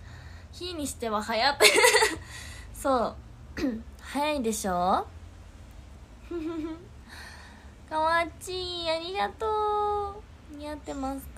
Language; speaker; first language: Japanese; native; Japanese